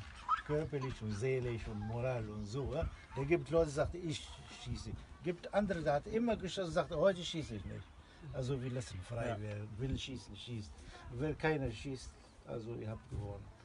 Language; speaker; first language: German; non-native, learner; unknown